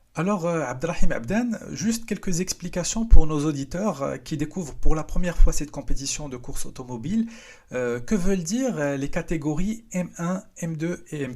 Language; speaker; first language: French; non-native, local second language; Arabic